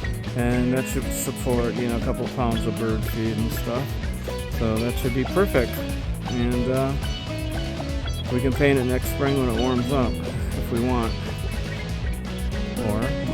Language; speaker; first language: English; native; English